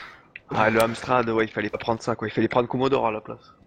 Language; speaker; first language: French; native; French